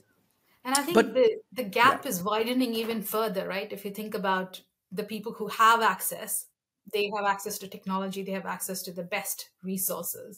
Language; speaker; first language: English; non-native, local second language; Malayalam